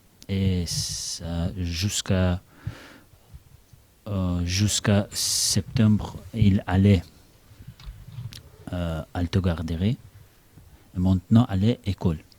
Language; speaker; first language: French; non-native, learner; Russian